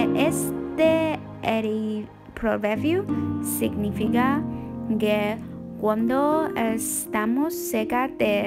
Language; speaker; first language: Spanish; non-native, learner; Chinese